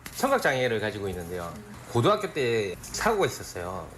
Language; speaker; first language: Korean; native; Korean